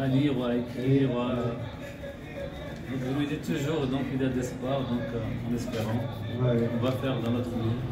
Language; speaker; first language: French; non-native, local second language; Arabic